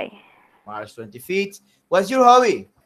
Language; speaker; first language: English; non-native, fluent; Spanish